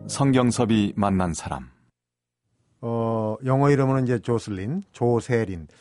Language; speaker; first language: Korean; native; Korean